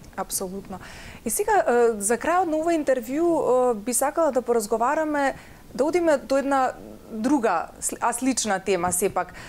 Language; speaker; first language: Macedonian; native; Macedonian